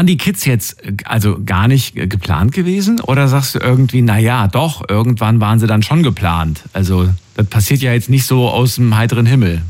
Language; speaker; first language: German; native; German